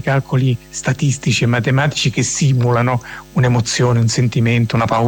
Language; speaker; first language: Italian; native; Italian